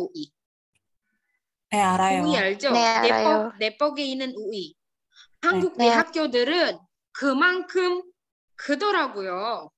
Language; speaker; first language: Korean; non-native, fluent; Indonesian